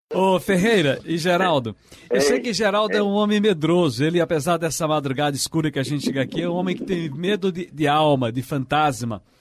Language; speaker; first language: Portuguese; native; Portuguese